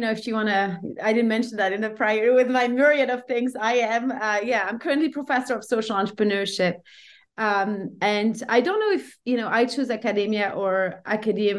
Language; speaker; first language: English; non-native, fluent; French